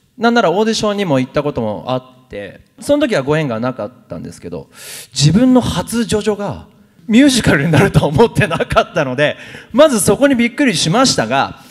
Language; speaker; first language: Japanese; native; Japanese